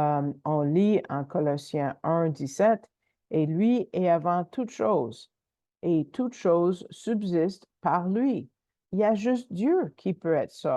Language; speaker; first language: French; native; French